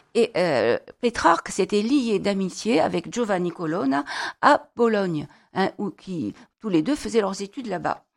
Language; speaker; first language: French; native; French